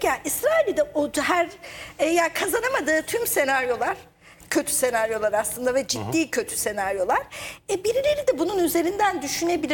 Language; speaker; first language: Turkish; native; Turkish